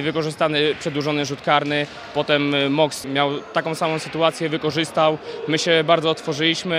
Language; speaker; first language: Polish; native; Polish